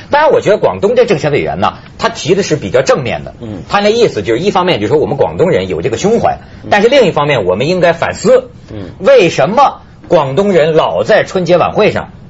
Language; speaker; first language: Chinese; native; Chinese